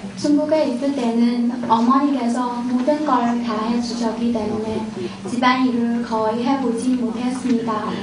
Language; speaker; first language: Korean; non-native, fluent; Chinese